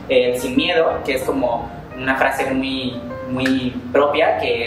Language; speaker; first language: Spanish; native; Spanish